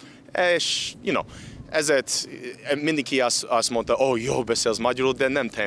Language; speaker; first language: Hungarian; non-native, learner; English